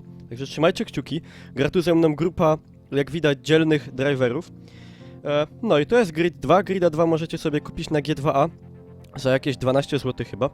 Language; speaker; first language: Polish; native; Polish